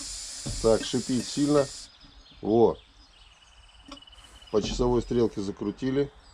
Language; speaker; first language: Russian; native; Russian